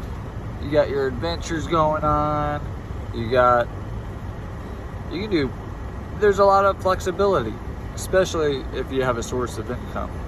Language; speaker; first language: English; native; English